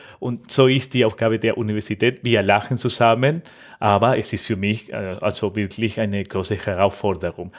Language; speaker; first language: German; non-native, fluent; Spanish